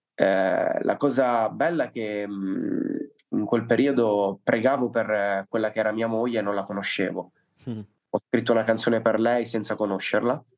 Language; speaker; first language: Italian; native; Italian